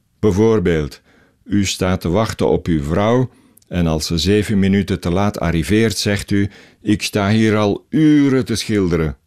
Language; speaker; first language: Dutch; native; Dutch